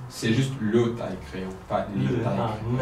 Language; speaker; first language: French; non-native, local second language; Kinyarwanda